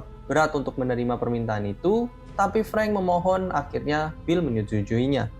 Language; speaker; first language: Indonesian; native; Indonesian